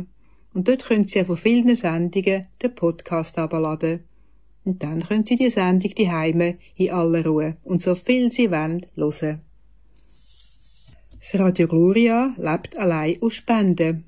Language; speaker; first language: German; native; German